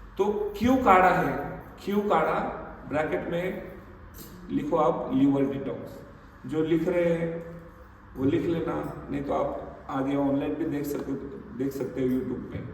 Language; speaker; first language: Hindi; non-native, local second language; Marathi